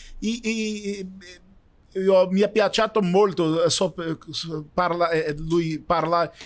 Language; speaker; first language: Italian; non-native, learner; Portuguese